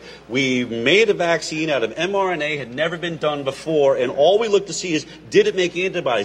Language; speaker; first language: English; native; English